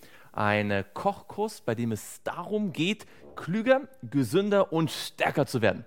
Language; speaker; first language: German; native; German